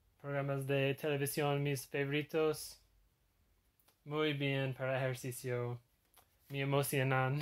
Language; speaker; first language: Spanish; non-native, learner; English